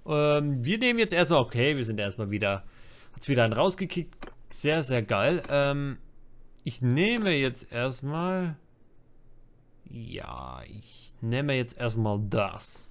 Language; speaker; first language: German; native; German